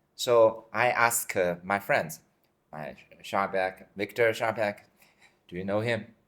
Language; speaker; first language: English; non-native, fluent; Chinese